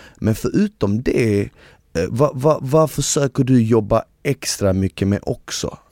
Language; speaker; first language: Swedish; early bilingual, other home language; Bosnian